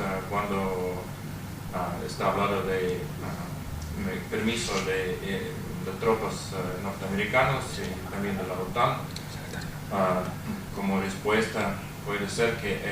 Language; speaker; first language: Spanish; non-native, fluent; Russian